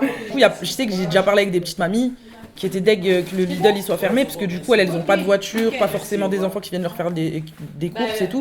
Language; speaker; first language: French; native; French